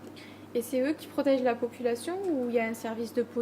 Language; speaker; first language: French; native; French